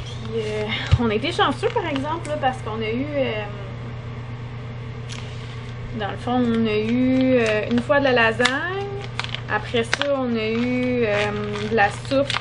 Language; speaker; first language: French; native; French